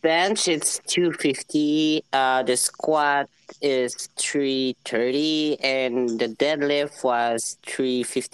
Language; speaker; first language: English; non-native, fluent; French